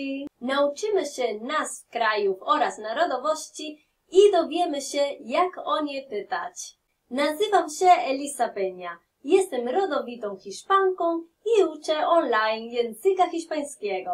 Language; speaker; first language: Polish; non-native, fluent; Spanish